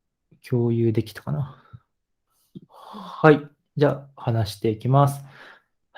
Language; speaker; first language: Japanese; native; Japanese